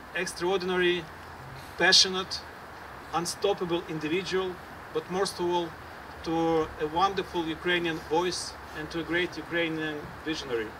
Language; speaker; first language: English; non-native, fluent; Ukrainian